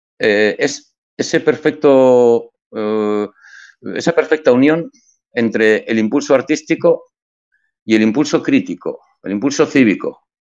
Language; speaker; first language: Spanish; native; Spanish